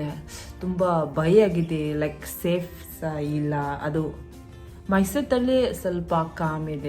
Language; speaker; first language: Kannada; non-native, local second language; Tibetan